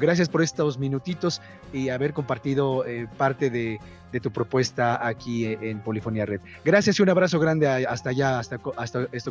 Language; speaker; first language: Spanish; native; Spanish